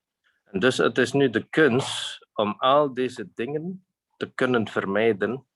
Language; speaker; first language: Dutch; non-native, fluent; Indonesian